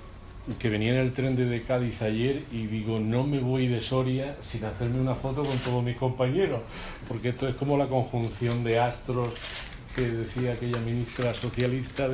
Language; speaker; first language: Spanish; native; Spanish